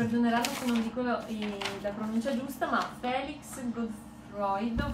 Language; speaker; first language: Italian; native; Italian